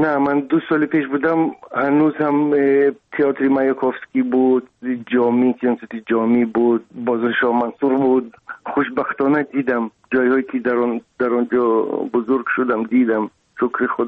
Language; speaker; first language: Persian; non-native, local second language; Russian